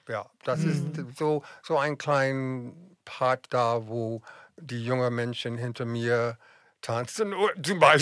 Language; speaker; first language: German; non-native, fluent; English